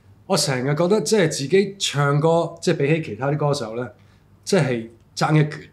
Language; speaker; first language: Cantonese; early bilingual, heritage; Cantonese